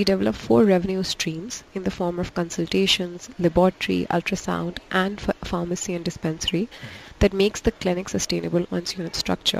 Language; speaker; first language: English; non-native, local second language; Urdu